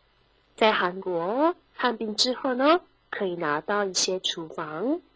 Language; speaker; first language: Chinese; non-native, fluent; Korean